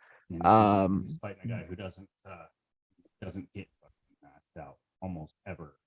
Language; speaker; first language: English; native; English